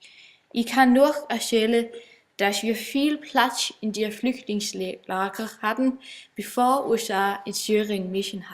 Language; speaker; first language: German; non-native, learner; Danish